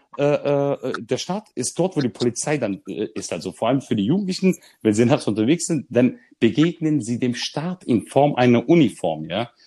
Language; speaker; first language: German; early bilingual, other home language; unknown